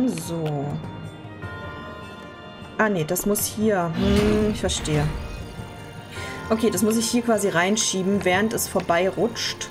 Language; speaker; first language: German; native; German